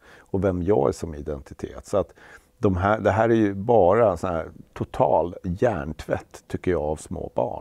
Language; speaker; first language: Swedish; native; Swedish